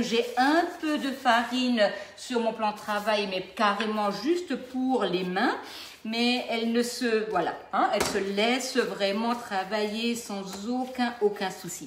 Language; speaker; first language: French; native; French